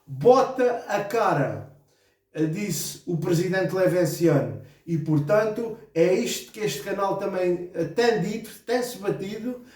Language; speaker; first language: Portuguese; native; Portuguese